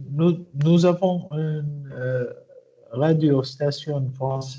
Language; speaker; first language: French; non-native, learner; Arabic